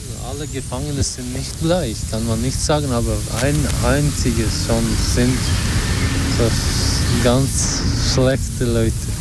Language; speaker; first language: German; non-native, learner; Albanian